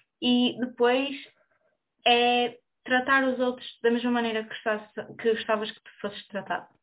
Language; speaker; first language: Portuguese; native; Portuguese